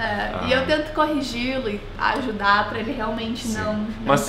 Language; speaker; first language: Portuguese; native; Portuguese